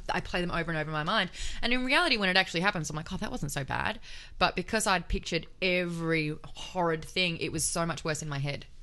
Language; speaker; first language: English; native; English